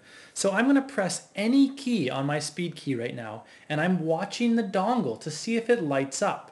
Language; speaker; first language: English; native; English